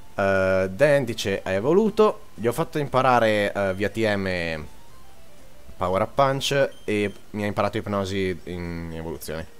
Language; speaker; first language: Italian; native; Italian